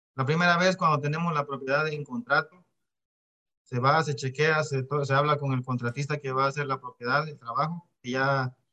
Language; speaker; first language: Spanish; native; Spanish